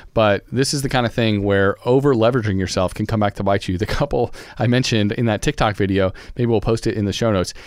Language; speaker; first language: English; native; English